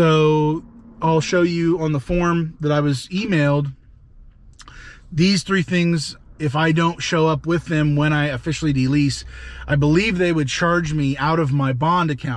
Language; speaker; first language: English; native; English